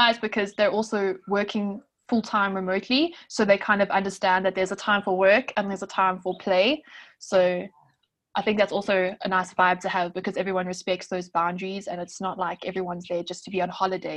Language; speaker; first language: English; native; English